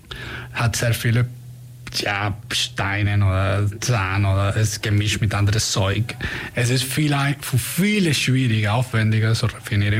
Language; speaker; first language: German; non-native, fluent; Spanish